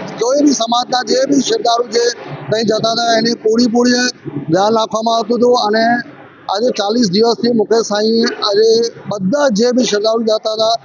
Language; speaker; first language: Gujarati; non-native, local second language; Sindhi